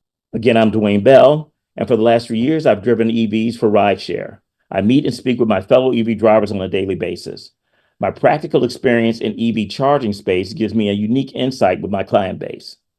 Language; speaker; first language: English; native; English